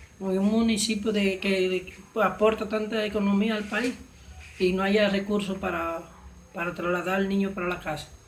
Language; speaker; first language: Spanish; native; Spanish